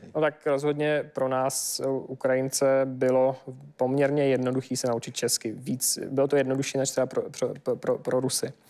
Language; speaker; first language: Czech; non-native, fluent; Ukrainian